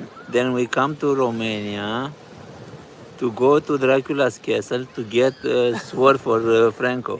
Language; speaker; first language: English; non-native, fluent; Romanian